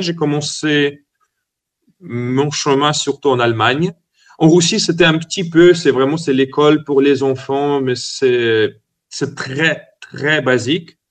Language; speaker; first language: French; non-native, fluent; Russian